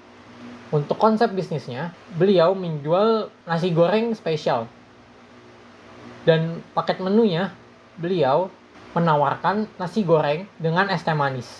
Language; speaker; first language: Indonesian; native; Indonesian